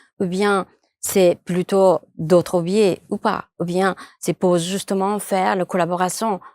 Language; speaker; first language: French; non-native, fluent; Japanese